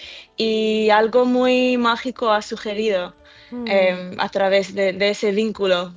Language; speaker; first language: Spanish; early bilingual, heritage; English